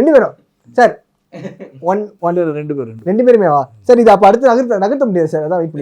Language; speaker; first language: Tamil; native; Tamil